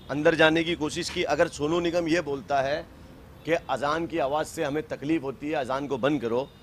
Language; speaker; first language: Hindi; native; Hindi